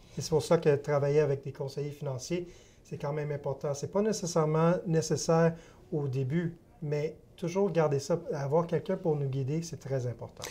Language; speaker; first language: French; native; French